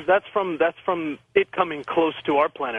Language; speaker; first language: English; native; English